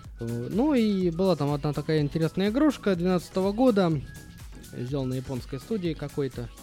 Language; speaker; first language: Russian; native; Russian